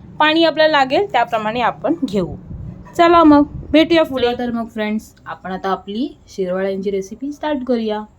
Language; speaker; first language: Marathi; native; Marathi